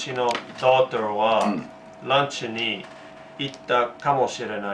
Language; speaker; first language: Japanese; non-native, learner; English